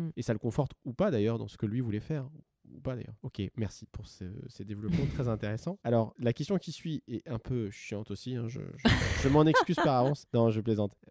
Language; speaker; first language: French; native; French